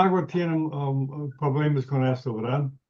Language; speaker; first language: Spanish; non-native, learner; English